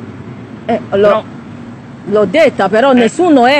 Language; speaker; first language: Italian; non-native, learner; Nigerian Pidgin